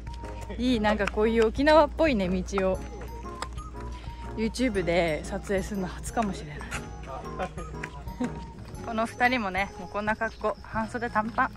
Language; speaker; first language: Japanese; native; Japanese